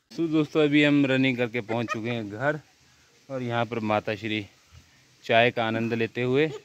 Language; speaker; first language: Hindi; native; Hindi